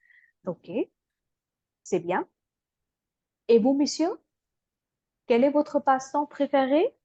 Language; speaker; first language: French; non-native, fluent; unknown